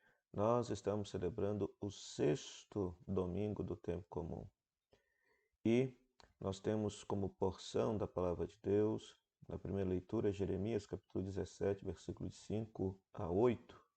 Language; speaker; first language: Portuguese; native; Portuguese